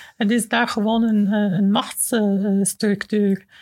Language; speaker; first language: Dutch; non-native, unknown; Arabic